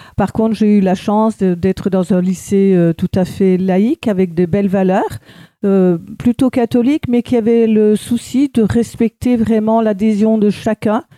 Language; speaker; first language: French; native; French